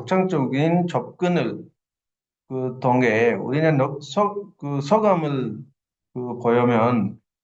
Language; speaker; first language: Korean; non-native, fluent; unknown